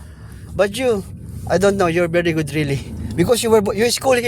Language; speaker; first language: English; non-native, local second language; Filipino